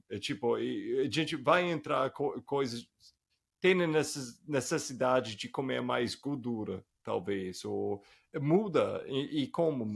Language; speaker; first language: Portuguese; non-native, fluent; English